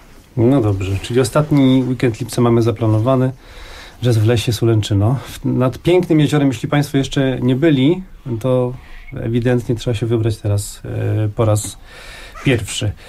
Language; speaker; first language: Polish; native; Polish